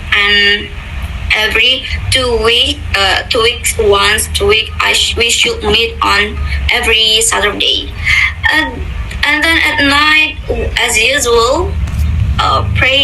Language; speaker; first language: English; non-native, fluent; Indonesian